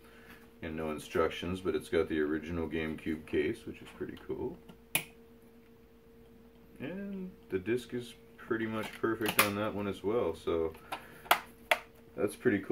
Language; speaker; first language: English; native; English